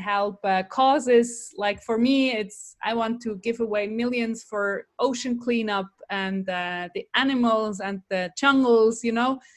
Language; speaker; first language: English; non-native, fluent; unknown